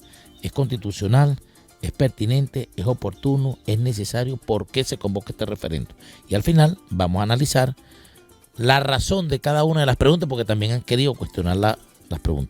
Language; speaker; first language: Spanish; native; Spanish